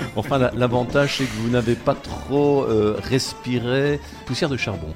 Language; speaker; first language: French; native; French